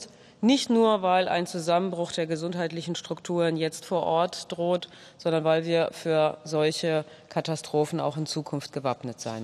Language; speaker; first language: German; native; German